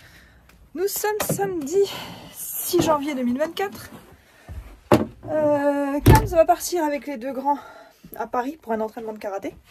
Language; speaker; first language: French; native; French